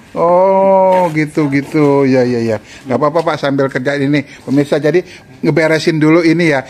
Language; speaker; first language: Indonesian; native; Indonesian